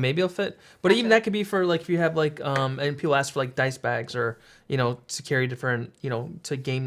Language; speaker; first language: English; native; English